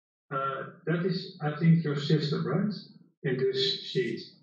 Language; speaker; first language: English; non-native, fluent; Dutch